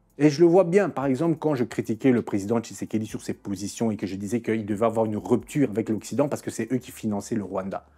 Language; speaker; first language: French; non-native, local second language; Lingala